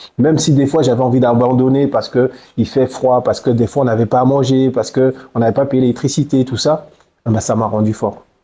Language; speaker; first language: French; early bilingual, other home language; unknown